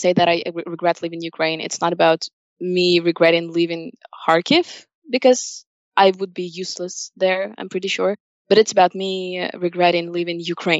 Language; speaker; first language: English; non-native, fluent; Russian